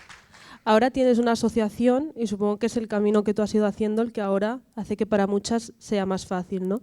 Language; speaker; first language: Spanish; native; Spanish